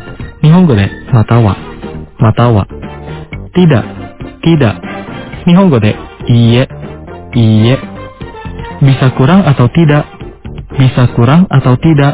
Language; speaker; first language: Japanese; non-native, fluent; Indonesian